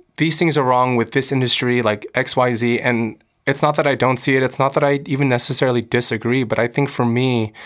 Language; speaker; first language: English; native; English